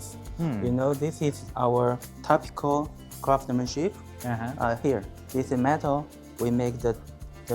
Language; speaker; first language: English; non-native, learner; Chinese